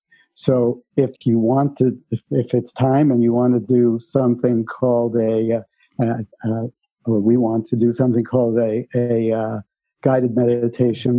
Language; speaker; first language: English; native; English